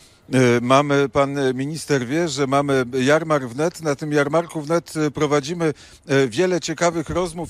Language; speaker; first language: Polish; native; Polish